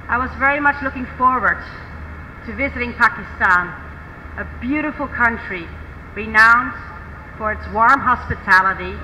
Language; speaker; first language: English; non-native, fluent; Dutch